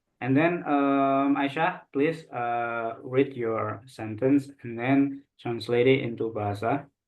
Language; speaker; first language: English; non-native, local second language; Indonesian